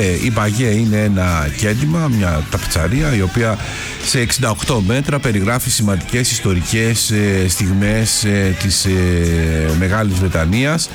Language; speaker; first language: Greek; native; Greek